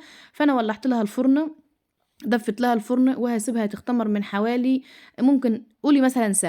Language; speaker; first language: Arabic; native; Arabic